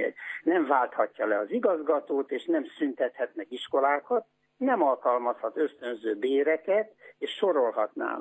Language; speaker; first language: Hungarian; native; Hungarian